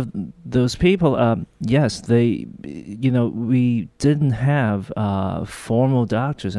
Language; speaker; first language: English; non-native, local second language; Korean